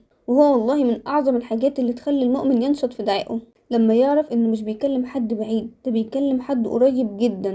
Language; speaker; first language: Arabic; native; Arabic